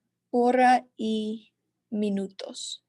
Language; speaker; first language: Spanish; non-native, learner; English